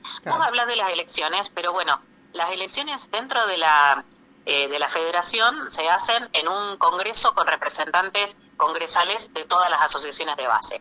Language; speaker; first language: Spanish; native; Spanish